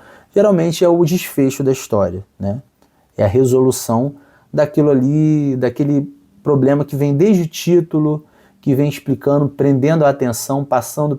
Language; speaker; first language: Portuguese; native; Portuguese